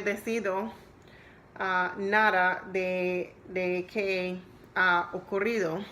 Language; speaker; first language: Spanish; non-native, learner; English